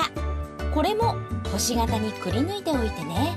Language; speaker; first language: Japanese; native; Japanese